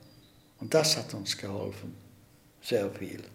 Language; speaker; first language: German; early bilingual, heritage; Czech